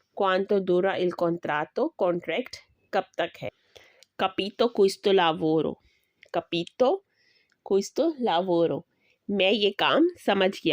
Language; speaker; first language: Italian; non-native, learner; Urdu